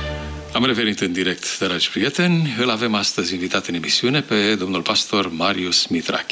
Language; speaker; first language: Romanian; native; Romanian